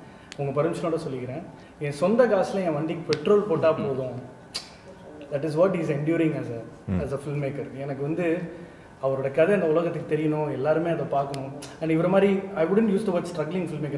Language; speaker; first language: Tamil; native; Tamil